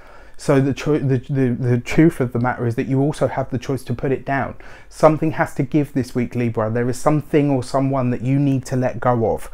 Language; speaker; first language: English; native; English